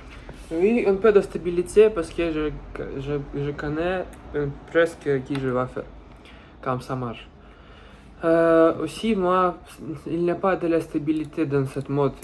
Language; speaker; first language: French; non-native, learner; Russian